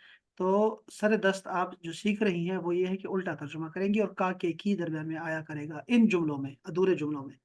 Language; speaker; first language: Urdu; native; Urdu